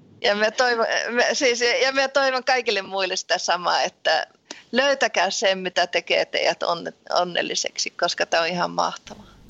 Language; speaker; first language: Finnish; early bilingual, heritage; Finnish